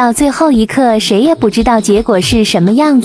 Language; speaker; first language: Chinese; native; Chinese